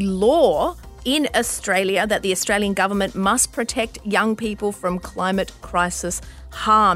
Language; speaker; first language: English; native; English